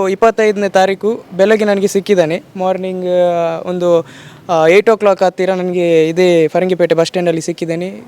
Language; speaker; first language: Kannada; native; Kannada